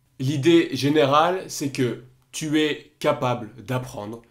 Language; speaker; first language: French; native; French